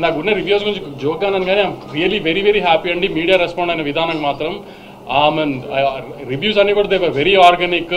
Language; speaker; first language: Telugu; native; Telugu